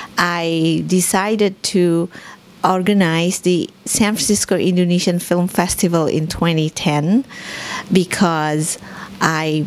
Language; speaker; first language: English; non-native, fluent; Indonesian